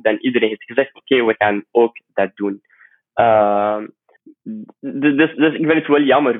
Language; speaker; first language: Dutch; non-native, fluent; Arabic